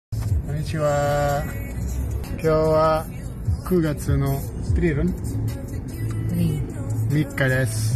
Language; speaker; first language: Japanese; non-native, fluent; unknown